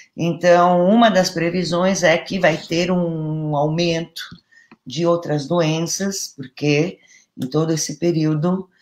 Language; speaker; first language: Portuguese; non-native, fluent; Italian